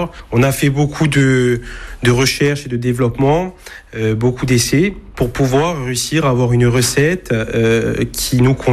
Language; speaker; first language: French; native; French